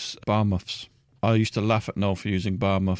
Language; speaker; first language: English; native; English